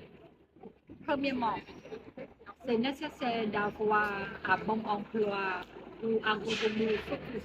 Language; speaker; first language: French; non-native, learner; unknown